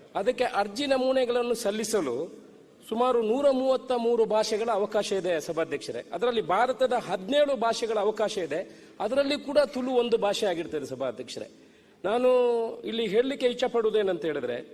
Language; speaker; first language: Kannada; non-native, local second language; Tulu